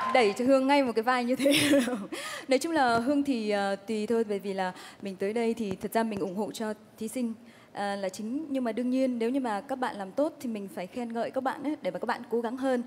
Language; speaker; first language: Vietnamese; native; Vietnamese